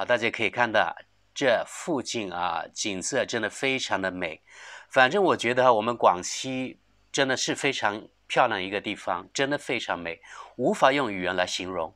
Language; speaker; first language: Chinese; native; Chinese